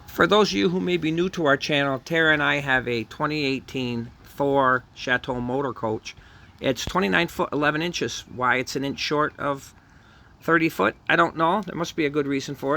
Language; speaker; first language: English; native; English